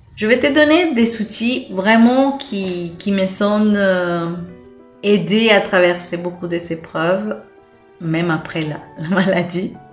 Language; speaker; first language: French; non-native, fluent; Spanish